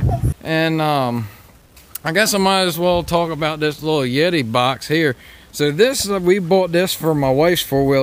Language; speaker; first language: English; native; English